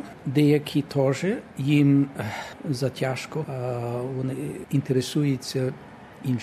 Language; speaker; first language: Ukrainian; early bilingual, heritage; Ukrainian